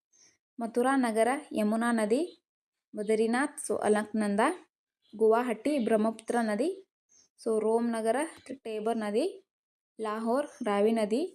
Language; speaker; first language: Kannada; native; Kannada